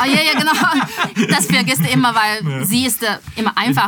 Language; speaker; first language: German; non-native, fluent; Chinese